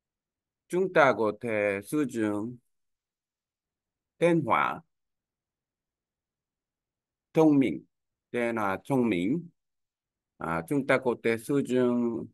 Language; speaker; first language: Vietnamese; non-native, learner; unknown